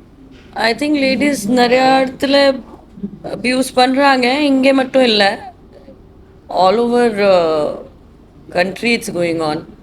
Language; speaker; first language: Tamil; non-native, fluent; Hindi